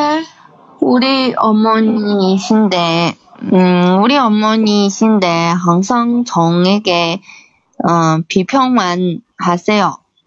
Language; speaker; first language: Korean; non-native, learner; Chinese